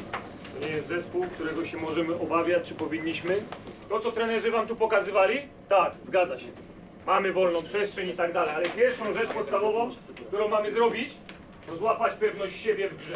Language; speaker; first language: Polish; native; Polish